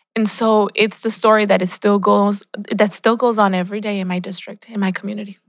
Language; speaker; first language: English; early bilingual, other home language; Spanish